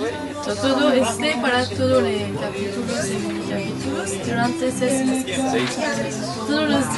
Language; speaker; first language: Spanish; non-native, learner; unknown